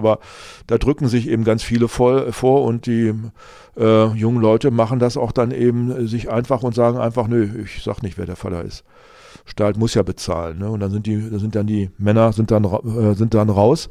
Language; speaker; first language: German; native; German